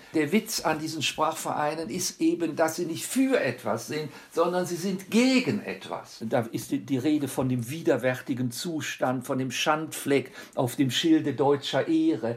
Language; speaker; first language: German; native; German